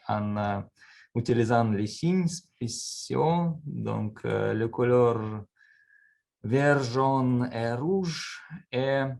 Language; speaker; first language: French; non-native, learner; Russian